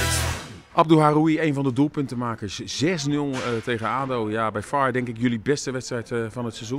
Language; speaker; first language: Dutch; native; Dutch